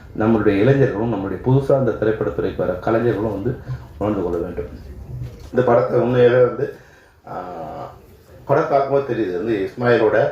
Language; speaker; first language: Tamil; native; Tamil